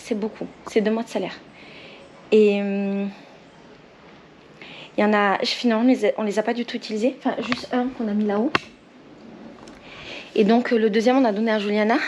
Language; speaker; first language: French; native; French